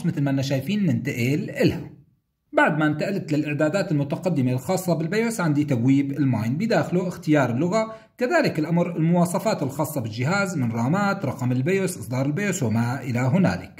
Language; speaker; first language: Arabic; native; Arabic